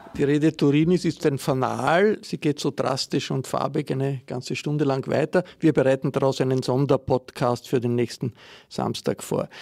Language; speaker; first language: German; native; German